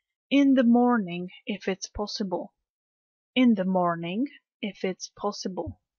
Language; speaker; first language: English; non-native, fluent; Czech